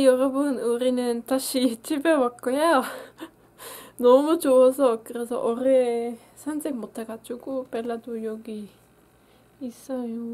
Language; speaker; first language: Korean; non-native, fluent; Dutch